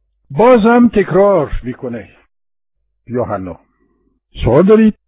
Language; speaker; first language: Persian; non-native, fluent; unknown